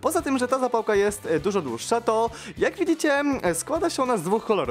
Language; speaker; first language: Polish; native; Polish